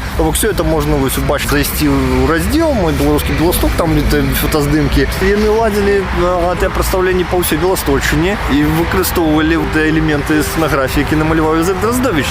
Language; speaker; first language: Belarusian; non-native, local second language; Russian